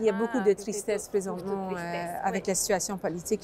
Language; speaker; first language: French; native; French